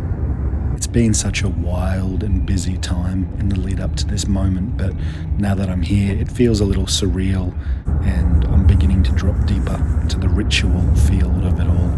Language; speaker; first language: English; native; English